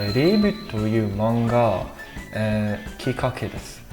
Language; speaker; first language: Japanese; non-native, learner; English